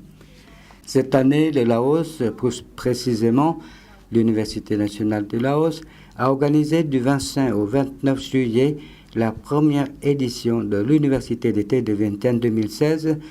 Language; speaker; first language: French; non-native, fluent; Lao